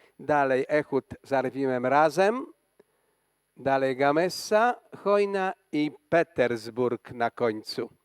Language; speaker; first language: Polish; native; Polish